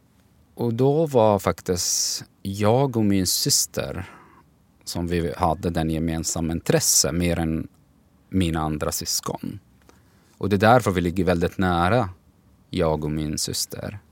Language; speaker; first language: Swedish; non-native, learner; Arabic